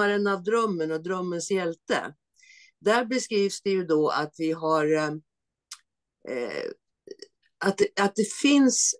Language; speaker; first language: Swedish; native; Swedish